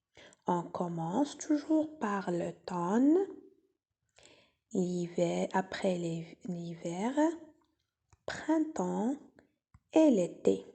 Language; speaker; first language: French; non-native, local second language; Arabic